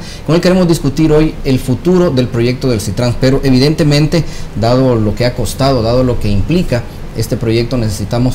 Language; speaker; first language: Spanish; native; Spanish